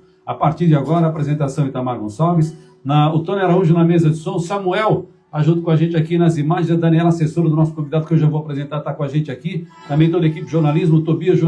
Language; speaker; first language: Portuguese; native; Portuguese